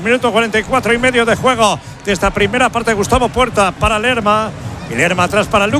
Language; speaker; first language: Spanish; native; Spanish